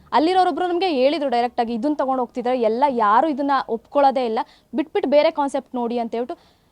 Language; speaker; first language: Kannada; native; Kannada